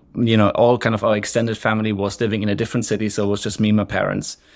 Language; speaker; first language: English; non-native, fluent; German